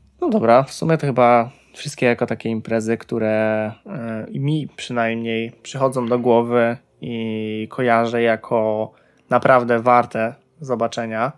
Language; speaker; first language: Polish; native; Polish